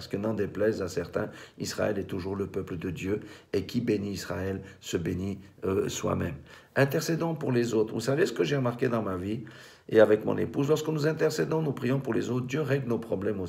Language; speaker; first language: French; native; French